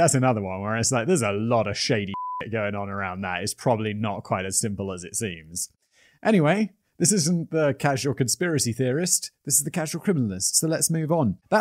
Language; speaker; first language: English; native; English